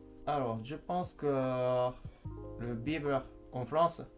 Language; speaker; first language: French; non-native, learner; Japanese